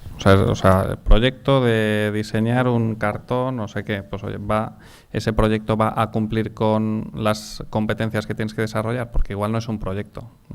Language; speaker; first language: Spanish; native; Spanish